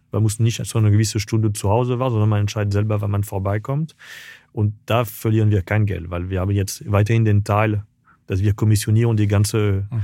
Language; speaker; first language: German; non-native, fluent; French